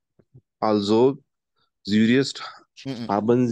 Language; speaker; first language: German; non-native, learner; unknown